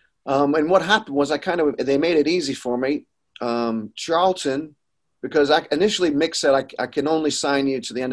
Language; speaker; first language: English; native; English